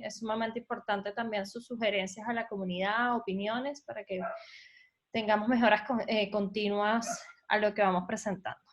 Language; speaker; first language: Spanish; native; Spanish